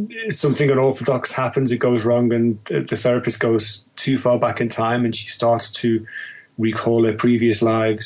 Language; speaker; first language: English; native; English